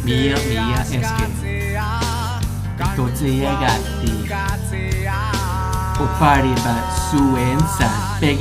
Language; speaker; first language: Basque; non-native, learner; English